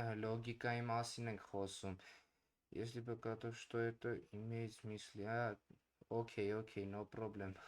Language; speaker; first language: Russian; non-native, learner; Armenian